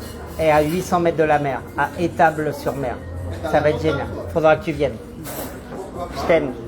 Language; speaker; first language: French; native; French